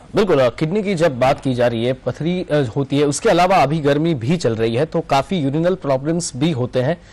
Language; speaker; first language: Hindi; non-native, local second language; Gujarati